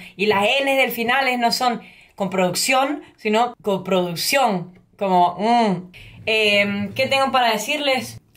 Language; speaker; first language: Spanish; native; Spanish